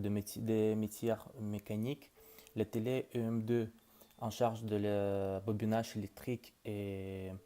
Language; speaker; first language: French; non-native, learner; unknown